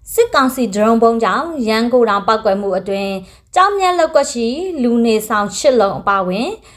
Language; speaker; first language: Burmese; native; Burmese